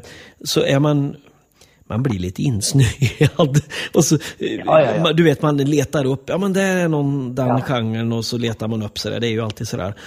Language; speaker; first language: Swedish; native; Swedish